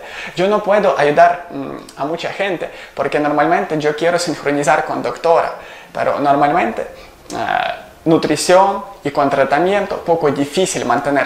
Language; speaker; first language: Spanish; non-native, learner; Ukrainian